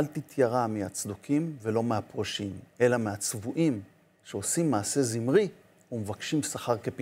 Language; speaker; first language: Hebrew; native; Hebrew